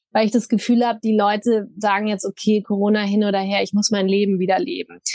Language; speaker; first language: German; native; German